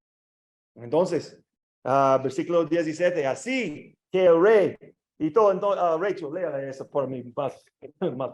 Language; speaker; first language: Spanish; non-native, learner; English